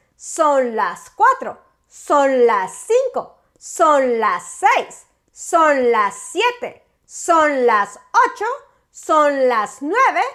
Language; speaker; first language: Spanish; native; Spanish